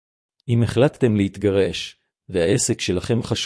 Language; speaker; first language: Hebrew; native; Hebrew